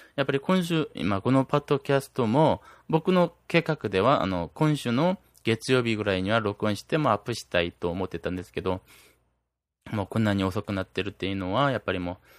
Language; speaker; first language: Japanese; non-native, fluent; Korean